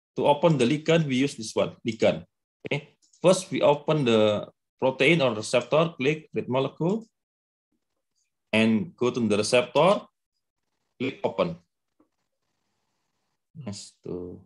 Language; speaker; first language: English; non-native, learner; Indonesian